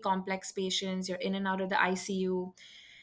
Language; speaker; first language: English; non-native, local second language; Hindi